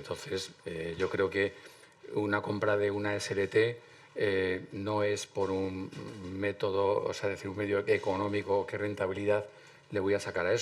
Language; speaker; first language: Spanish; native; Spanish